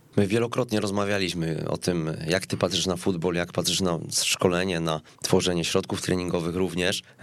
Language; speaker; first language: Polish; native; Polish